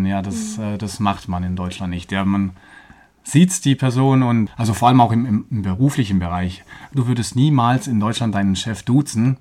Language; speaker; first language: German; native; German